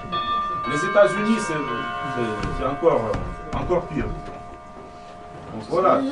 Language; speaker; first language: French; non-native, learner; Russian